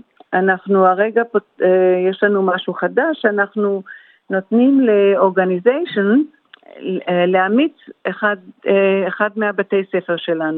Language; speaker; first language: Hebrew; early bilingual, heritage; Hebrew